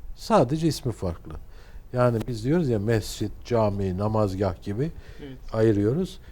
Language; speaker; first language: Turkish; native; Turkish